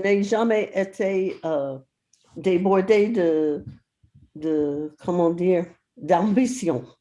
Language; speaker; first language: French; non-native, fluent; English